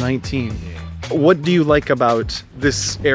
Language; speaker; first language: English; native; English